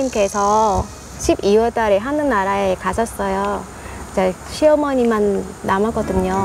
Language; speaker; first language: Korean; non-native, fluent; Vietnamese